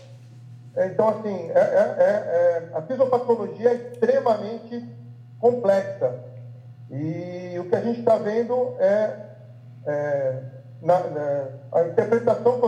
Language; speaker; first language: Portuguese; native; Portuguese